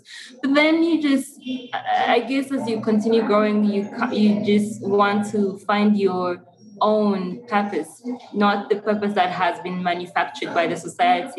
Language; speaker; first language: English; non-native, local second language; Kinyarwanda